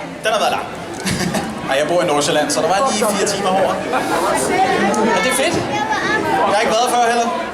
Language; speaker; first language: Danish; native; Danish